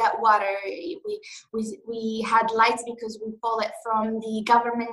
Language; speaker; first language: English; non-native, fluent; Arabic